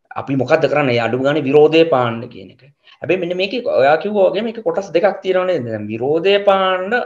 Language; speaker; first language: Sinhala; native; Sinhala